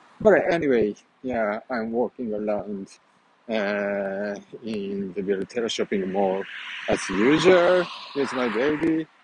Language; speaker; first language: English; non-native, fluent; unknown